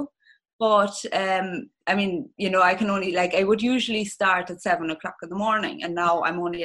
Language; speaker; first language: English; non-native, fluent; German